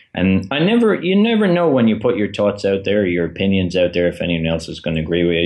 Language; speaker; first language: English; native; English